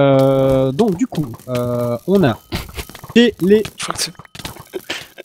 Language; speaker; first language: French; native; French